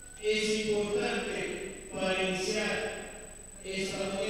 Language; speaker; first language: Spanish; native; Spanish